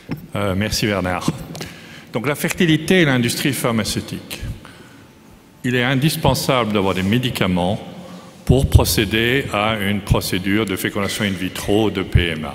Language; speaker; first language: French; native; French